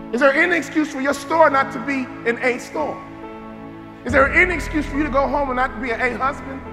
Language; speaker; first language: English; native; English